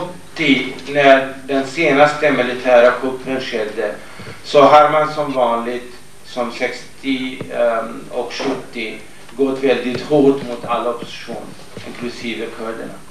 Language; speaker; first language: Swedish; non-native, fluent; Kurdish